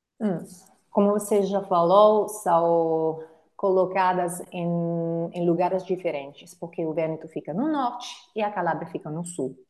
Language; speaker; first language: Portuguese; non-native, fluent; Italian